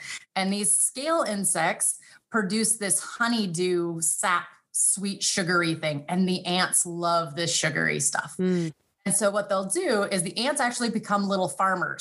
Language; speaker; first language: English; native; English